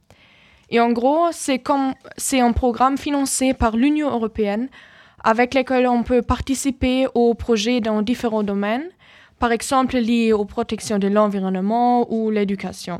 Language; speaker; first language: French; non-native, fluent; German